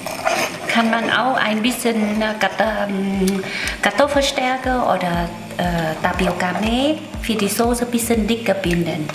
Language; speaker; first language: German; non-native, learner; Vietnamese